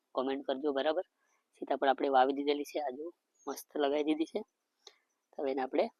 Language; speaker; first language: Gujarati; non-native, local second language; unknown